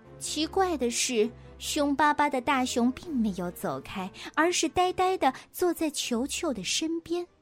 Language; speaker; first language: Chinese; native; Chinese